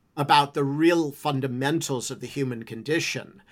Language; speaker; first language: English; native; English